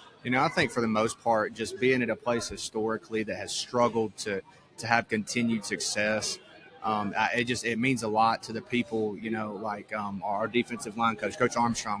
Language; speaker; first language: English; native; English